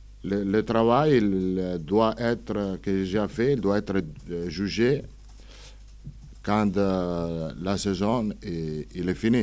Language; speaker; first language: French; non-native, fluent; Italian